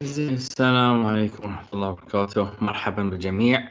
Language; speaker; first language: Arabic; native; Arabic